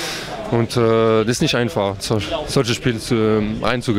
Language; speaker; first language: German; non-native, fluent; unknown